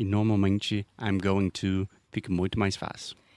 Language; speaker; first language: Portuguese; non-native, fluent; English